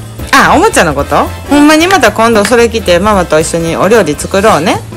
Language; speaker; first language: Japanese; native; Japanese